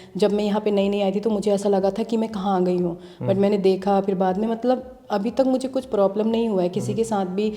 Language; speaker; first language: Hindi; native; Hindi